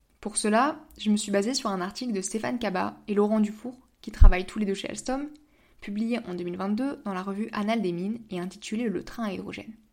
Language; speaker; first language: French; native; French